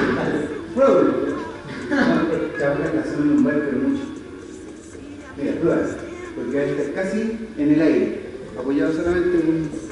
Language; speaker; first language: Spanish; native; Spanish